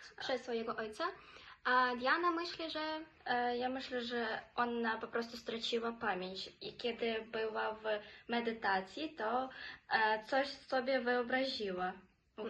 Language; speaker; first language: Polish; non-native, fluent; Ukrainian